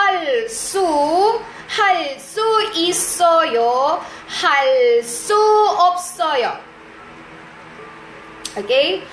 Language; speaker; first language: Korean; non-native, fluent; Iloko